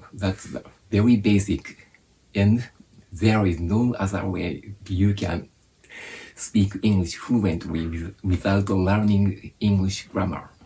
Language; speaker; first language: English; non-native, fluent; Japanese